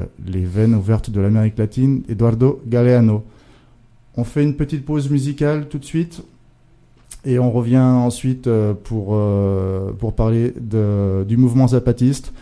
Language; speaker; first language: French; native; French